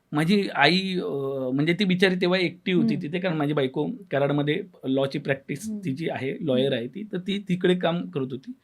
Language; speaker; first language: Marathi; native; Marathi